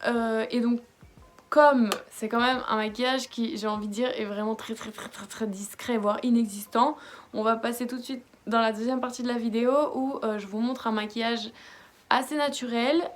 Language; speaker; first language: French; native; French